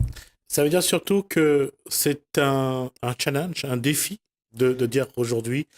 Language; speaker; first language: French; native; French